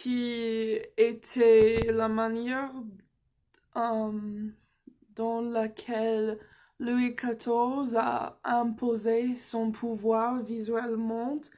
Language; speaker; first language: French; non-native, fluent; English